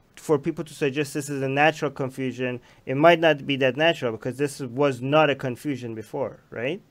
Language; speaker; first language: English; non-native, fluent; Persian